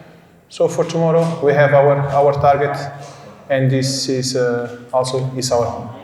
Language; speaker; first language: English; non-native, fluent; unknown